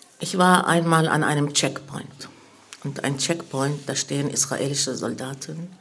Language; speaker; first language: German; early bilingual, other home language; Arabic